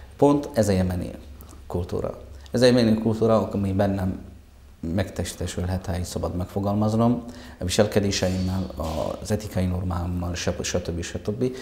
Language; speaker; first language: Hungarian; non-native, fluent; Arabic